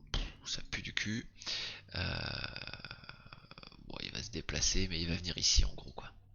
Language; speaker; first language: French; native; French